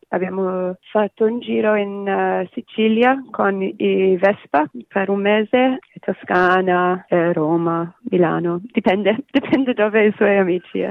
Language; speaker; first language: Italian; non-native, learner; English